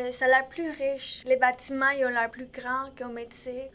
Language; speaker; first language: French; early bilingual, other home language; Spanish